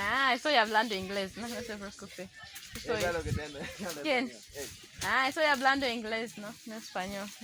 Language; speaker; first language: Spanish; non-native, learner; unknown